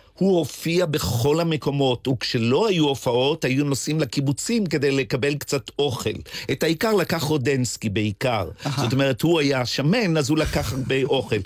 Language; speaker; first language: Hebrew; native; Hebrew